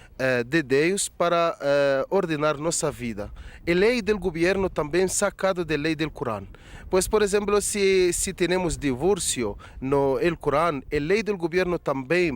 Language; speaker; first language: Portuguese; non-native, fluent; Arabic